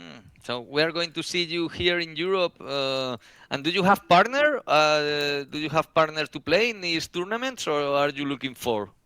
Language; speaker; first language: English; non-native, learner; Spanish